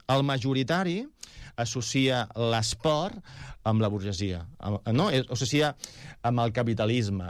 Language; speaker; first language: Catalan; non-native, local second language; Spanish